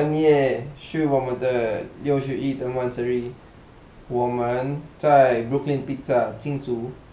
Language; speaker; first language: Chinese; non-native, learner; Filipino